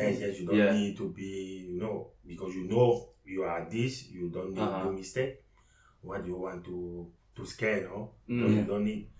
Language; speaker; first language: English; non-native, learner; French